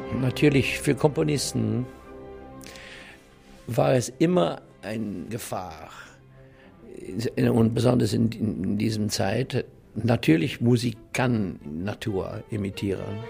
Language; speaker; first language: German; non-native, fluent; English